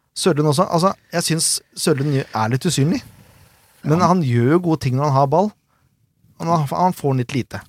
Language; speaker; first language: Norwegian; native; Norwegian